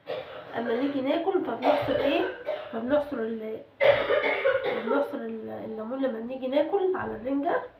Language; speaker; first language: Arabic; native; Arabic